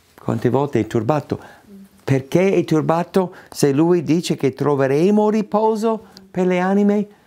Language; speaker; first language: Italian; non-native, fluent; English